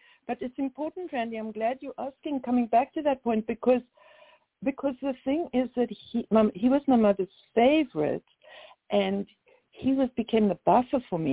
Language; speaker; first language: English; native; English